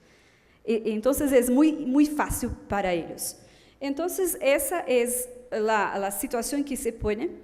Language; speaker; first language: Spanish; non-native, fluent; Portuguese